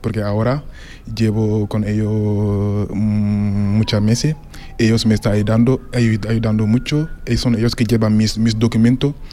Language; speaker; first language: Spanish; non-native, learner; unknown